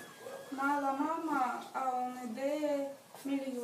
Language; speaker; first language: Italian; non-native, learner; Russian